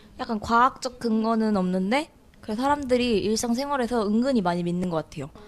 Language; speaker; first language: Korean; native; Korean